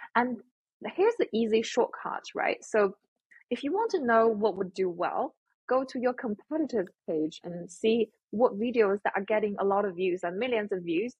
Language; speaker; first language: English; non-native, fluent; Chinese